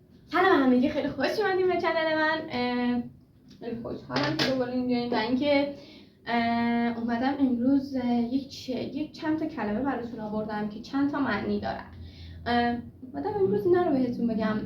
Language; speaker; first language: Persian; native; Persian